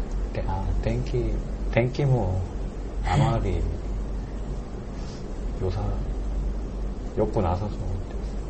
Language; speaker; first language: Japanese; non-native, learner; Korean